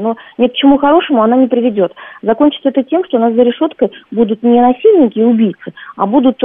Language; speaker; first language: Russian; native; Russian